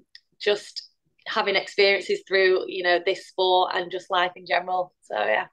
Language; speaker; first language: English; native; English